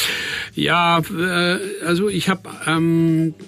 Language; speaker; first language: German; native; German